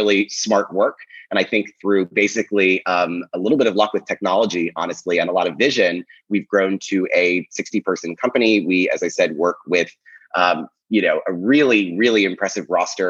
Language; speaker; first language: English; native; English